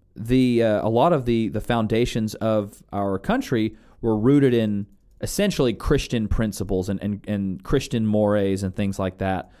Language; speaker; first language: English; native; English